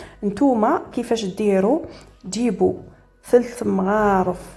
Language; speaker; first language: Arabic; native; Arabic